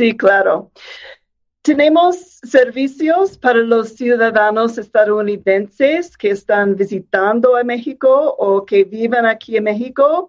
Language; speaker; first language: Spanish; non-native, fluent; English